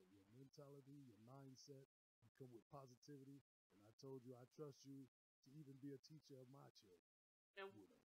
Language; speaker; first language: English; native; English